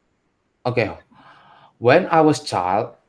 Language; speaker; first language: English; non-native, learner; Indonesian